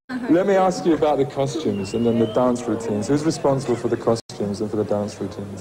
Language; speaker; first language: English; native; English